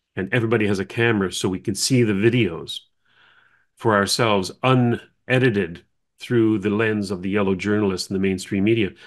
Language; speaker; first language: English; native; English